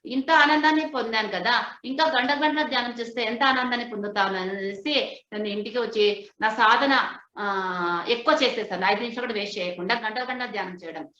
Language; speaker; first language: Telugu; non-native, local second language; Hindi